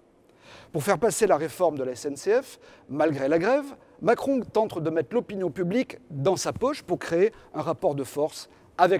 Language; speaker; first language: French; native; French